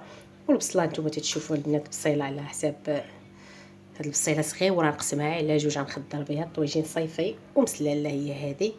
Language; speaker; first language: Arabic; native; Arabic